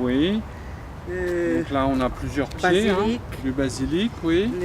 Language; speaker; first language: French; native; French